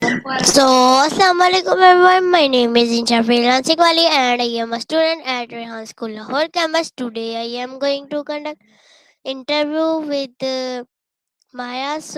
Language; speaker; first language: English; non-native, learner; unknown